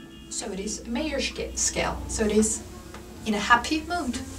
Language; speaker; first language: English; non-native, fluent; Turkish